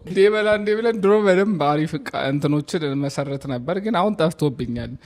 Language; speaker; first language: Amharic; non-native, local second language; Oromo